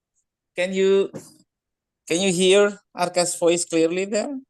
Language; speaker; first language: English; non-native, fluent; Indonesian